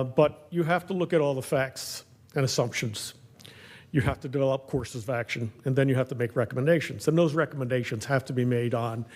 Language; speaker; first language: English; native; English